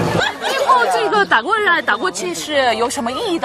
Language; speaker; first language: Chinese; non-native, fluent; Korean